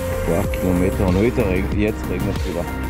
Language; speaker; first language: German; non-native, fluent; French